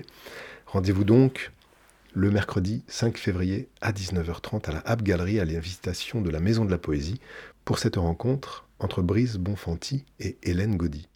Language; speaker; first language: French; native; French